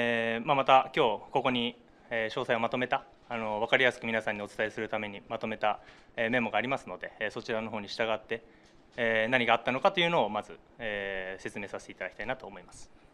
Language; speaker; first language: Japanese; native; Japanese